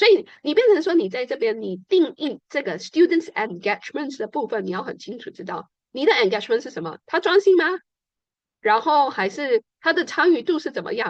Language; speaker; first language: Chinese; native; Chinese